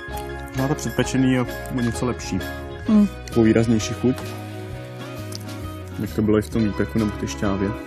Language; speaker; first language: Czech; native; Czech